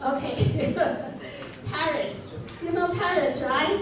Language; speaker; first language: English; non-native, fluent; Chinese